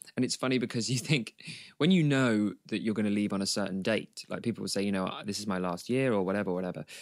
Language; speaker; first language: English; native; English